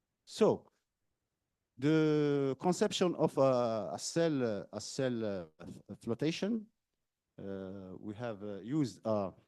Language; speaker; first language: English; non-native, fluent; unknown